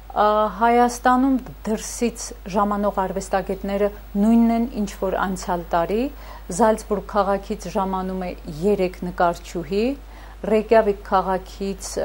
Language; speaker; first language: Armenian; native; Armenian